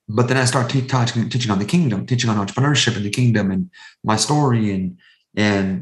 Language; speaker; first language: English; native; English